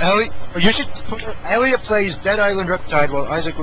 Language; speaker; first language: English; native; English